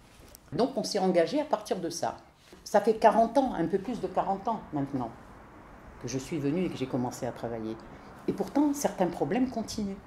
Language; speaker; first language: French; native; French